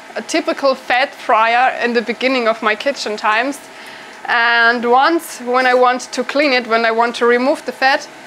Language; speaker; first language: English; non-native, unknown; German